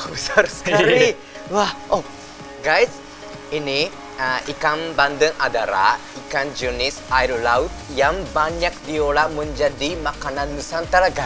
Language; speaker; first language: Indonesian; non-native, fluent; Japanese